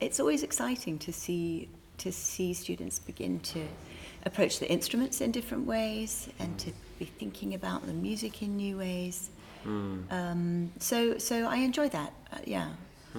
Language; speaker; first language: English; native; English